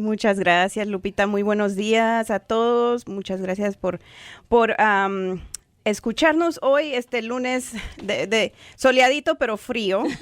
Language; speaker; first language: Spanish; early bilingual, heritage; Spanish